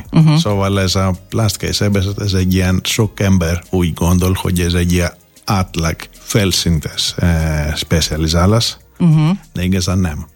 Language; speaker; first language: Hungarian; non-native, learner; Greek